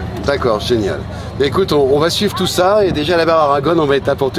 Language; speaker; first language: French; native; French